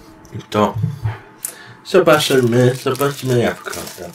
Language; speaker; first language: Polish; non-native, learner; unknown